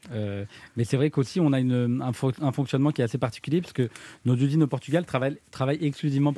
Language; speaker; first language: French; native; French